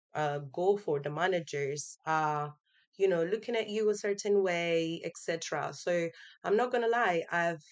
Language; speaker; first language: English; non-native, fluent; Italian